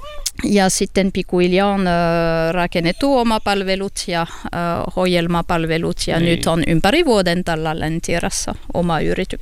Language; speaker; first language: Finnish; non-native, learner; French